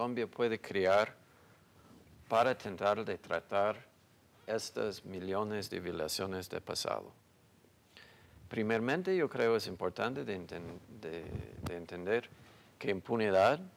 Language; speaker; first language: Spanish; non-native, fluent; English